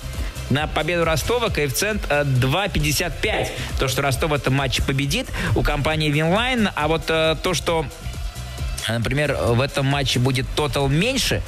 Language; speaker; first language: Russian; native; Russian